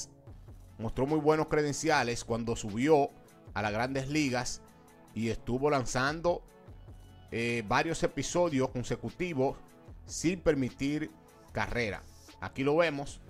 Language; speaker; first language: Spanish; native; Spanish